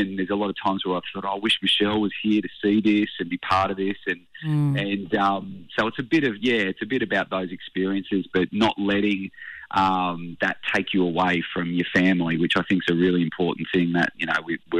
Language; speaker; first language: English; native; English